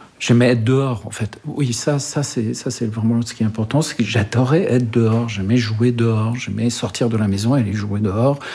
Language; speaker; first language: French; early bilingual, other home language; Arabic